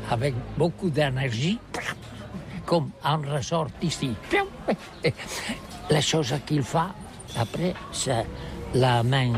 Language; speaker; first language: French; non-native, learner; Catalan